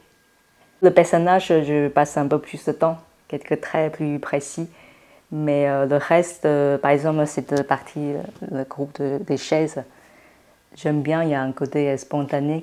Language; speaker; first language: French; non-native, fluent; Chinese